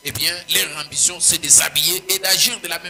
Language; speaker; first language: French; non-native, local second language; Swahili